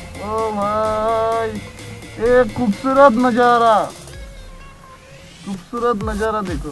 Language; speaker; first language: Hindi; non-native, local second language; Bangla